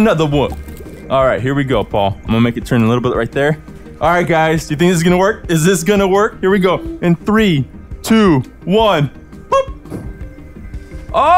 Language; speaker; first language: English; native; English